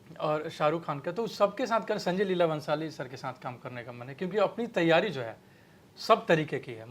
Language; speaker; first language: Hindi; native; Hindi